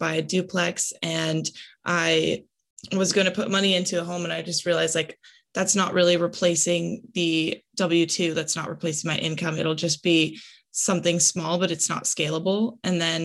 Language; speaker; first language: English; native; English